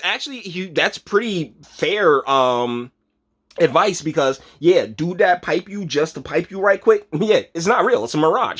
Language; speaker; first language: English; native; English